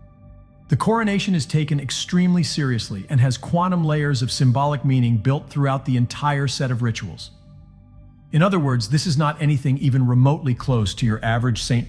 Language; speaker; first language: English; native; English